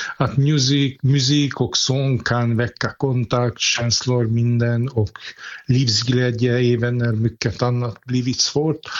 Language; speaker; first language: Swedish; non-native, fluent; Hungarian